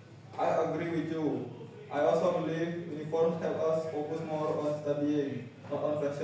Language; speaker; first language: English; non-native, learner; Indonesian